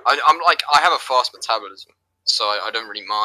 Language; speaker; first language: English; native; English